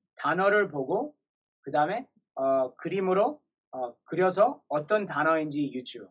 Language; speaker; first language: Korean; non-native, learner; English